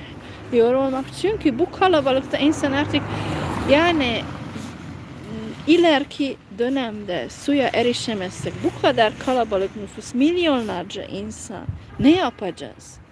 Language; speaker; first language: Turkish; non-native, fluent; Hungarian